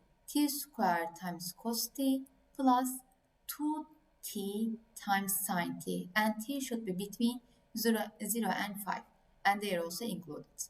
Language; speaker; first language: English; non-native, fluent; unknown